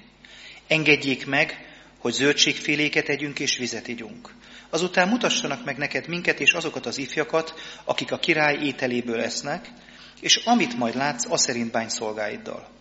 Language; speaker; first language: Hungarian; native; Hungarian